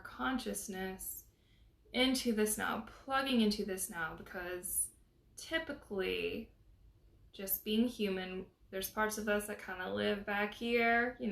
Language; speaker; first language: English; native; English